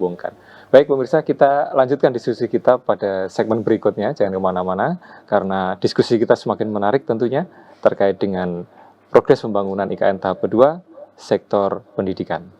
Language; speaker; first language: Indonesian; native; Indonesian